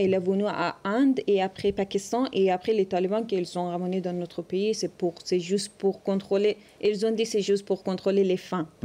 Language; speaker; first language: French; non-native, learner; Persian